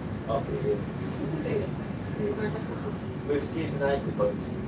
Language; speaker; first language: Russian; non-native, learner; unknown